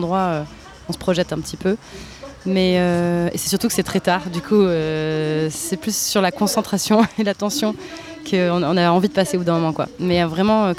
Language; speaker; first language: French; native; French